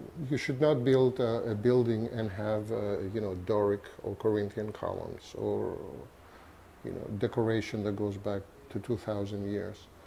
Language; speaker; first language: English; non-native, fluent; Greek